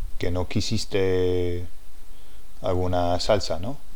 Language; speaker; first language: Spanish; non-native, fluent; English